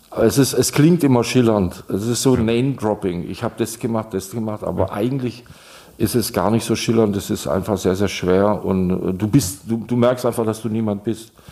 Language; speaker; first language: German; non-native, fluent; Czech